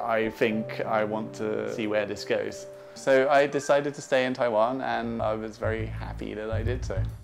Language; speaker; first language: English; native; English